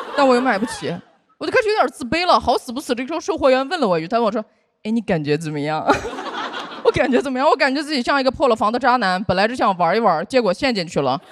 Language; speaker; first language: Chinese; non-native, local second language; Uyghur